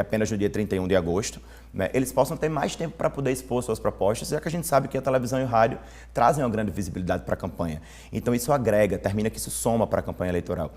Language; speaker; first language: Portuguese; native; Portuguese